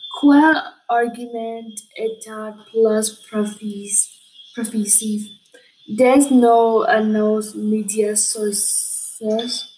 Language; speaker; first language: French; non-native, learner; English